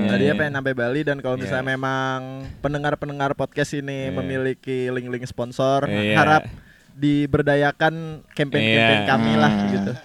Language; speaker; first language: Indonesian; native; Indonesian